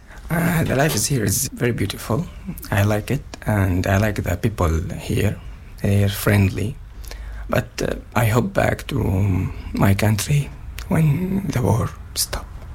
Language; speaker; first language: English; non-native, learner; Arabic